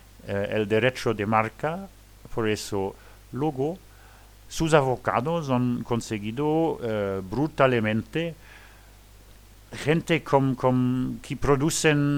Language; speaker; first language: Spanish; non-native, learner; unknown